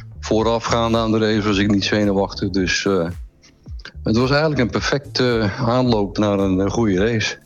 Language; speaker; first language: Dutch; native; Dutch